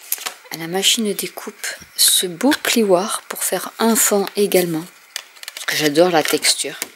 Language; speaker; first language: French; native; French